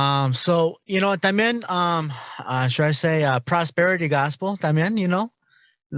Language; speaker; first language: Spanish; non-native, learner; English